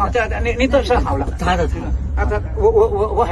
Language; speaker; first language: Chinese; non-native, learner; Indonesian